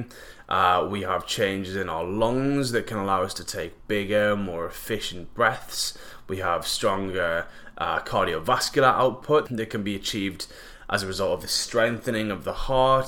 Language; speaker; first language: English; native; English